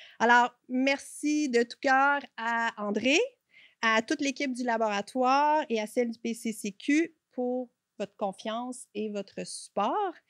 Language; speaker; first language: French; native; French